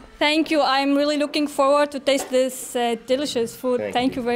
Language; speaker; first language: English; non-native, fluent; Arabic